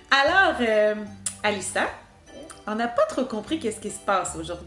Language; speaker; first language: French; native; French